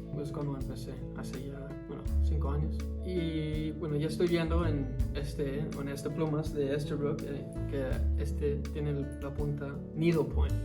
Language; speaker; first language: Spanish; early bilingual, heritage; Spanish